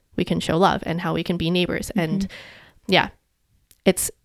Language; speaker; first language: English; native; English